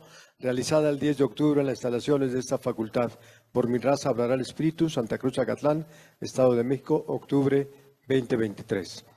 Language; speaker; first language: Spanish; native; Spanish